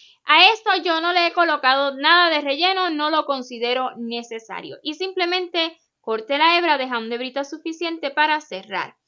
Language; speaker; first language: Spanish; native; Spanish